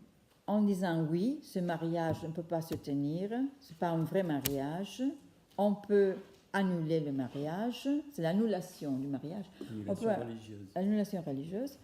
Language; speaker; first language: French; non-native, fluent; Italian